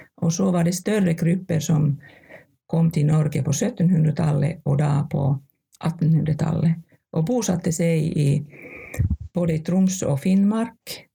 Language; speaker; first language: Norwegian; non-native, fluent; Finnish